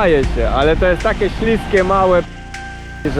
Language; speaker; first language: Polish; native; Polish